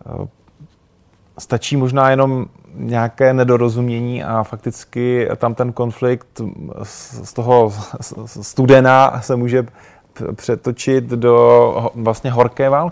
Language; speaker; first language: Czech; native; Czech